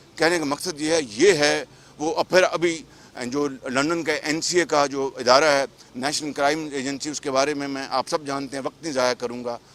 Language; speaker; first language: Urdu; non-native, local second language; Punjabi